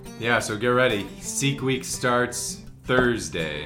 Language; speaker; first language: English; native; English